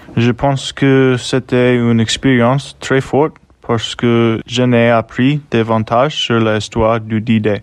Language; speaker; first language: French; non-native, learner; English